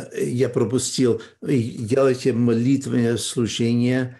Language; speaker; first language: Russian; early bilingual, heritage; Russian